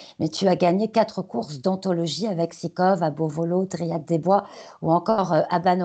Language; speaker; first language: French; native; French